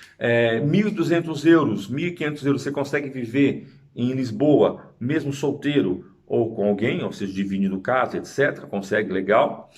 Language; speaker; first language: Portuguese; native; Portuguese